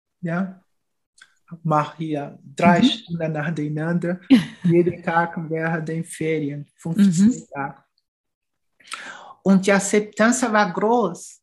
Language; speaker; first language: German; non-native, fluent; Portuguese